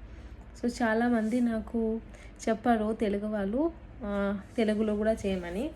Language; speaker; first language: Telugu; non-native, fluent; Bangla